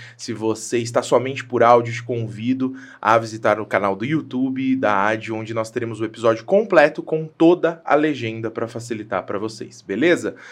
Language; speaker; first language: Portuguese; native; Portuguese